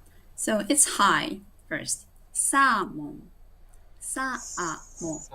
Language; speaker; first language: English; non-native, learner; Japanese